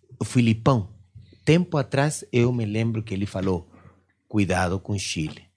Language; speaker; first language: Portuguese; non-native, fluent; Spanish